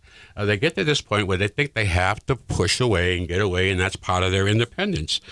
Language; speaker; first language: English; native; English